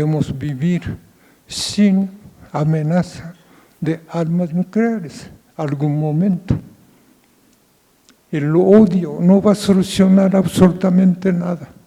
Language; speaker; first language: Spanish; non-native, fluent; Japanese